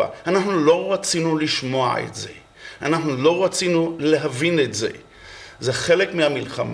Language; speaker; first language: Hebrew; non-native, fluent; English